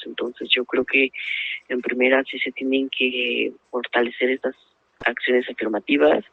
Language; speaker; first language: Spanish; native; Spanish